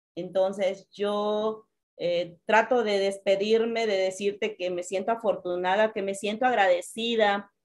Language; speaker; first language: Spanish; native; Spanish